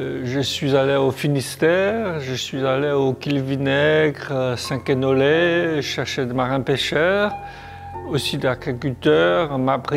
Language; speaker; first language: French; non-native, learner; Chinese